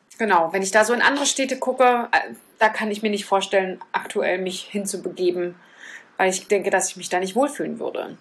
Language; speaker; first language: German; native; German